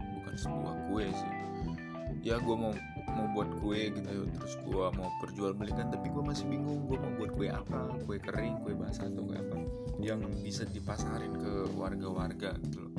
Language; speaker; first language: Indonesian; native; Indonesian